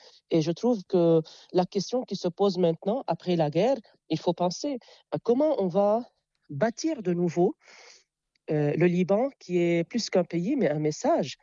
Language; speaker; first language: French; non-native, local second language; Arabic